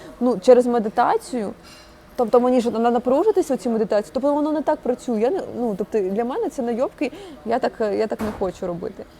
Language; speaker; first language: Ukrainian; non-native, local second language; Russian